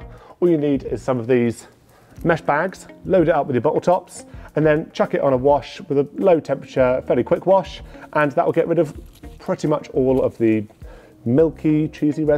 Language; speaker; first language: English; native; English